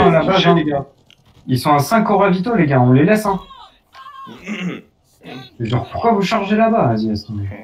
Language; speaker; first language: French; native; French